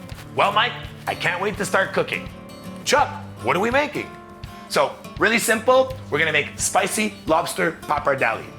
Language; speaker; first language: English; native; English